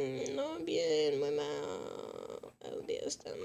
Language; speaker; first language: Spanish; non-native, learner; English